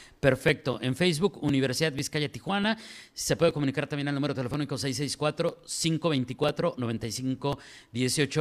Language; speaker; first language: Spanish; native; Spanish